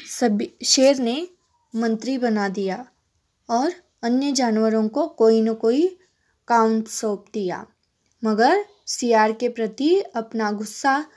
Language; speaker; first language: Hindi; non-native, local second language; Kannada